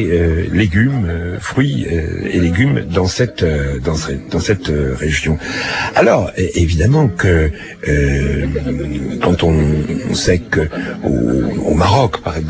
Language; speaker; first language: French; native; French